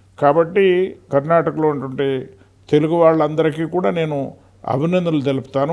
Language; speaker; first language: Telugu; native; Telugu